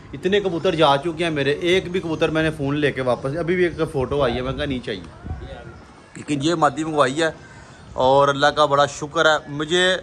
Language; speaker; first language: Urdu; non-native, local second language; Punjabi